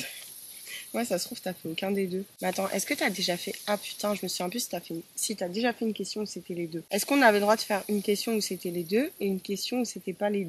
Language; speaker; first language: French; native; French